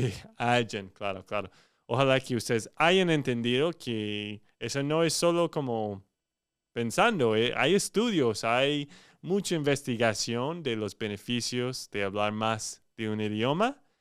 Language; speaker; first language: Spanish; non-native, fluent; English